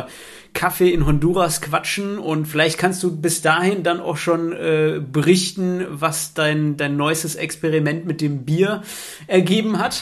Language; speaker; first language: German; native; German